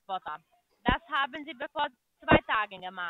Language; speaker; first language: German; non-native, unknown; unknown